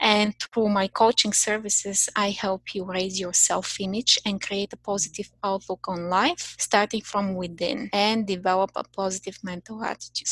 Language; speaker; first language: English; non-native, fluent; Bulgarian